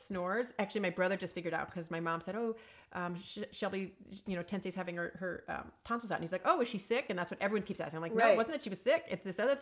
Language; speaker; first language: English; native; English